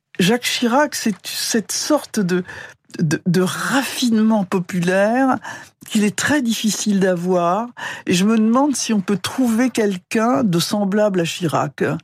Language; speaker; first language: French; native; French